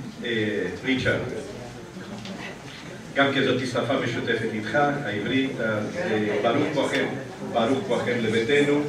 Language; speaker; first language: Hebrew; non-native, fluent; Spanish